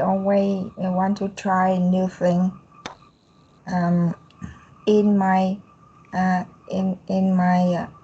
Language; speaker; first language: English; non-native, learner; Vietnamese